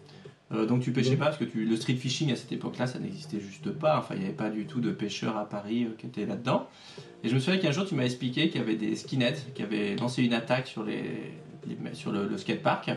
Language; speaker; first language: French; native; French